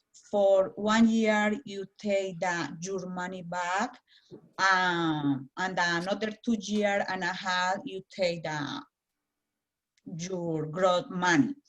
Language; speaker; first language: English; non-native, learner; Spanish